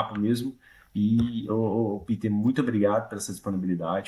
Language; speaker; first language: Portuguese; native; Portuguese